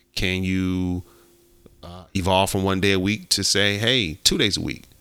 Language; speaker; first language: English; native; English